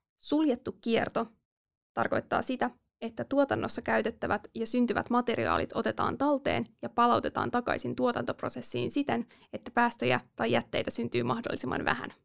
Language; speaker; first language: Finnish; native; Finnish